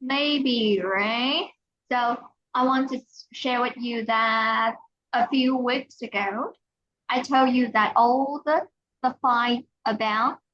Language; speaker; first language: English; non-native, fluent; Vietnamese